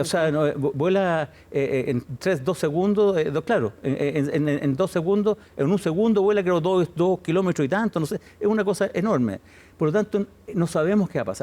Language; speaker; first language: Spanish; native; Spanish